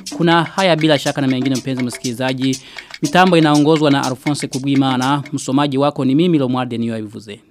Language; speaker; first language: Swahili; non-native, local second language; Rundi